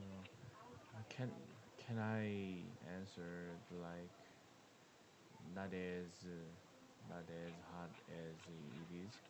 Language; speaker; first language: English; non-native, learner; Korean